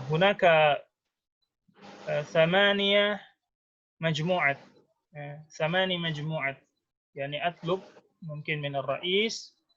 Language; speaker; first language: Arabic; non-native, fluent; Indonesian